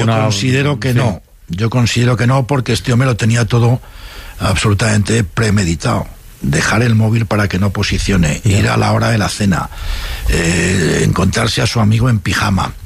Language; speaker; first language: Spanish; native; Spanish